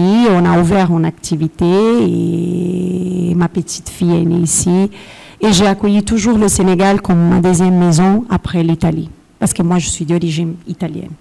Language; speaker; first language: French; non-native, fluent; Portuguese